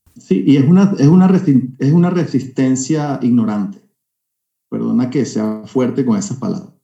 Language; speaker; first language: Spanish; native; Spanish